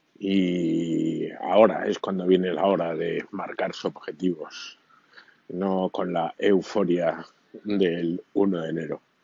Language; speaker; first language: Spanish; native; Spanish